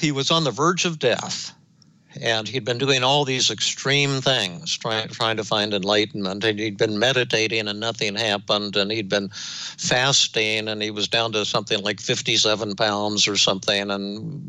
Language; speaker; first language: English; native; English